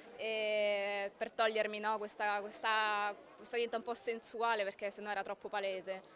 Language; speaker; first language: Italian; native; Italian